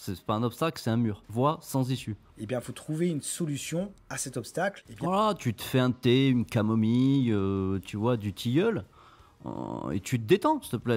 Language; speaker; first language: French; native; French